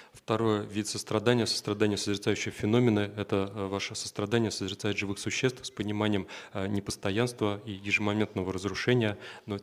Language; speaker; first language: Russian; native; Russian